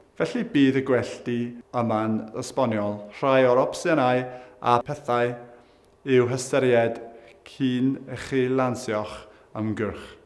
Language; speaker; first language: Welsh; non-native, local second language; English